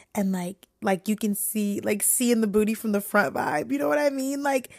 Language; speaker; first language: English; native; English